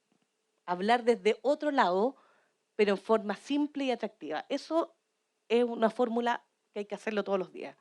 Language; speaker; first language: Spanish; native; Spanish